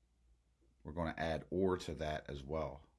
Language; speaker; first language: English; native; English